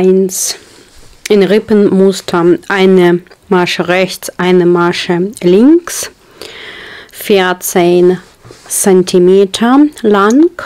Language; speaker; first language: German; non-native, learner; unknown